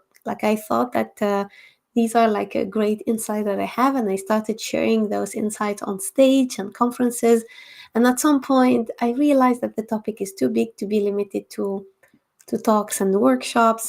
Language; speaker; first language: English; non-native, fluent; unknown